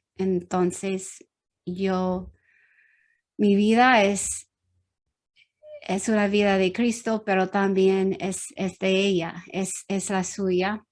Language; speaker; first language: Spanish; non-native, learner; English